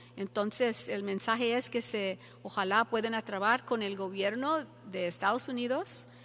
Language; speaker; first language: Spanish; early bilingual, heritage; Spanish